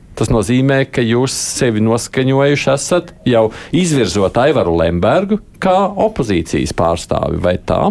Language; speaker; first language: Latvian; native; Latvian